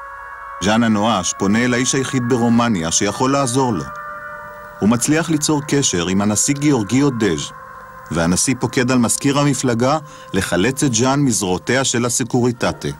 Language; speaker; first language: Hebrew; native; Hebrew